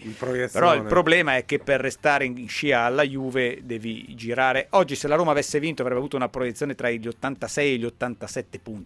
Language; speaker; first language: Italian; native; Italian